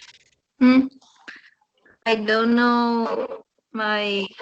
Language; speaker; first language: English; non-native, learner; Spanish